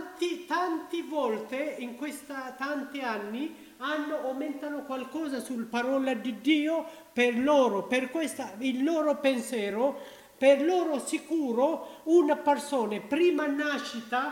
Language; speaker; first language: Italian; non-native, learner; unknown